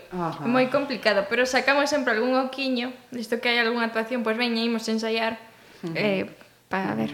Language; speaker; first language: Galician; native; Galician